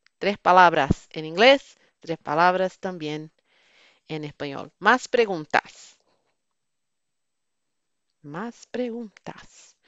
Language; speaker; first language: Spanish; non-native, fluent; Portuguese